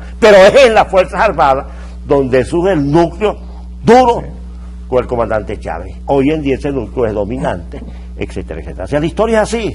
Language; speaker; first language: Spanish; native; Spanish